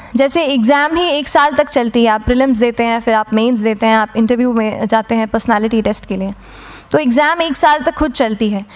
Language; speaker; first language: Hindi; native; Hindi